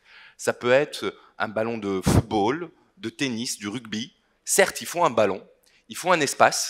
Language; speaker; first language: French; non-native, local second language; Arabic